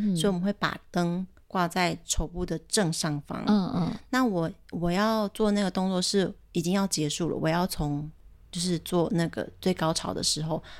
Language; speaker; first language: Chinese; native; Chinese